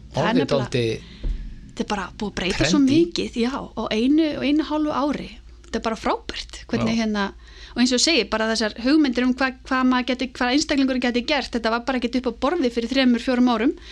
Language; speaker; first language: Icelandic; native; Icelandic